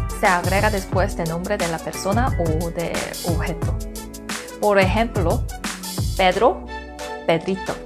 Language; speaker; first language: Spanish; non-native, learner; Korean